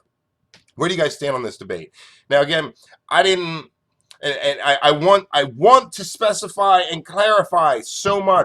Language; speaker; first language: English; native; English